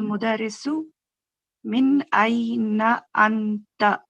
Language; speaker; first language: Arabic; non-native, learner; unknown